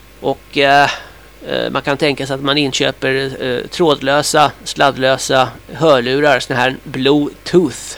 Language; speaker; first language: Swedish; native; Swedish